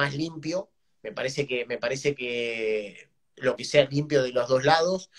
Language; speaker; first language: Spanish; native; Spanish